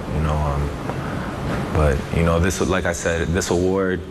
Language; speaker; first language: English; early bilingual, other home language; French